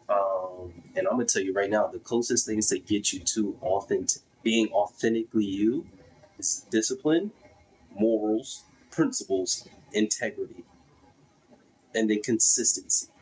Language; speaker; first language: English; native; English